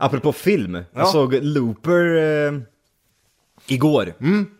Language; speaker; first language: Swedish; native; Swedish